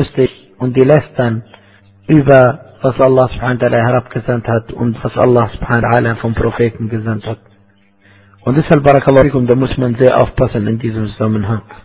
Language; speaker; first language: German; non-native, fluent; Arabic